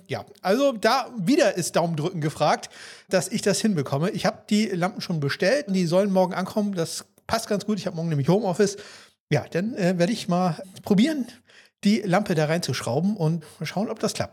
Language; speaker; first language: German; native; German